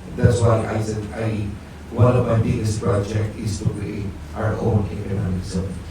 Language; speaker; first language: English; non-native, local second language; Filipino